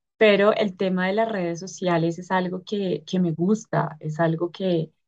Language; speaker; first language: Spanish; native; Spanish